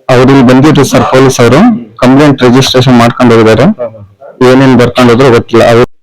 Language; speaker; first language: Kannada; native; Kannada